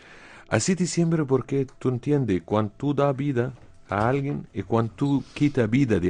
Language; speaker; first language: Spanish; non-native, fluent; Arabic